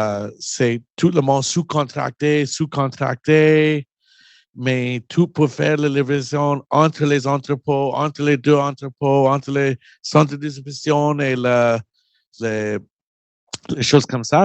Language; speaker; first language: French; non-native, learner; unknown